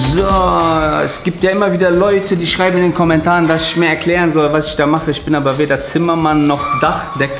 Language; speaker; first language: German; native; German